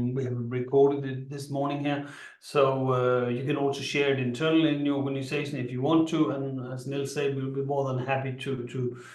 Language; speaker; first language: English; non-native, fluent; Danish